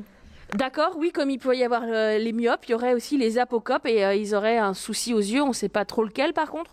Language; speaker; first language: French; native; French